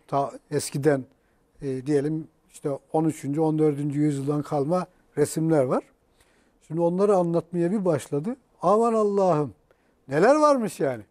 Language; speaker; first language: Turkish; native; Turkish